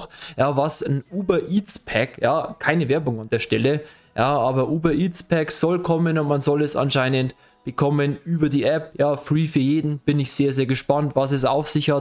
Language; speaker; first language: German; native; German